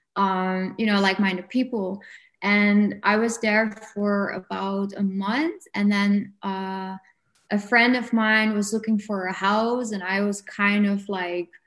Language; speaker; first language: English; non-native, fluent; Dutch